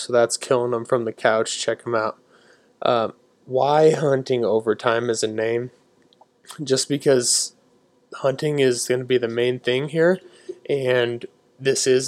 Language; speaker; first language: English; native; English